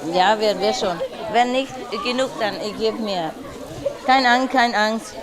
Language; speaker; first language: German; non-native, learner; Vietnamese